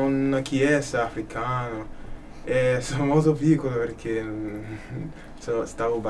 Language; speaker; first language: Italian; non-native, learner; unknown